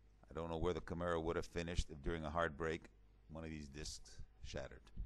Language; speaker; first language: English; early bilingual, other home language; Italian